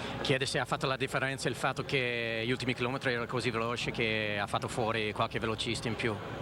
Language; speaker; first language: Italian; native; Italian